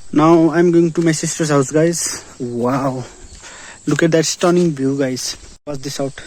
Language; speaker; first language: English; non-native, local second language; Nepali